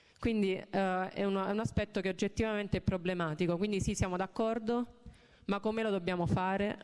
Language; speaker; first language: Italian; native; Italian